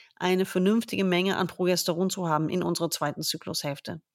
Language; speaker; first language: German; non-native, fluent; English